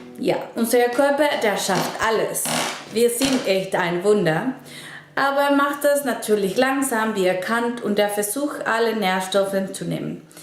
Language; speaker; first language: German; non-native, learner; Spanish